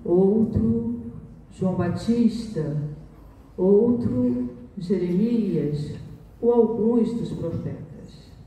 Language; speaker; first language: Portuguese; native; Portuguese